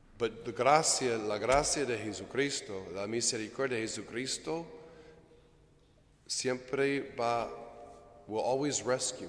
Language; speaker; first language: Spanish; non-native, fluent; English